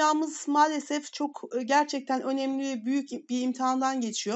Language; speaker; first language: Turkish; native; Turkish